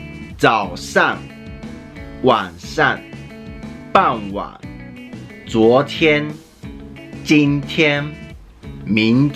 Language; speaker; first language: Chinese; non-native, fluent; Japanese